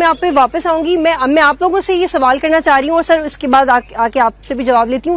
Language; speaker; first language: Urdu; native; Urdu